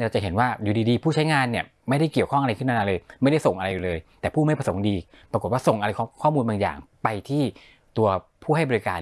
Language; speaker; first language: Thai; native; Thai